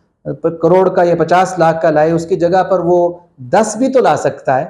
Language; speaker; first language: Urdu; native; Urdu